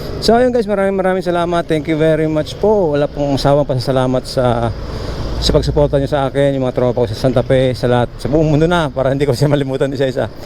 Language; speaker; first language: Filipino; non-native, local second language; Bikol